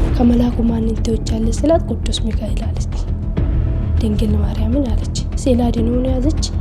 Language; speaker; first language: Amharic; non-native, local second language; Oromo